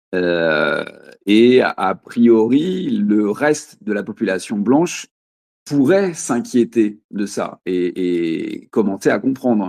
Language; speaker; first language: French; native; French